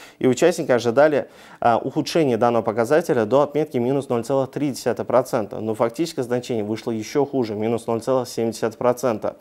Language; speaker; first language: Russian; non-native, local second language; Uzbek